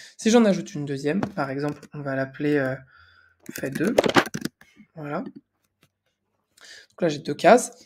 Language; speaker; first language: French; native; French